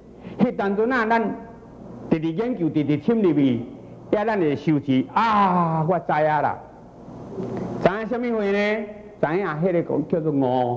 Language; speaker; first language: Chinese; native; Chinese